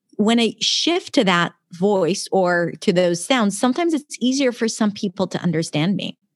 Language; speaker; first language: English; non-native, fluent; Hebrew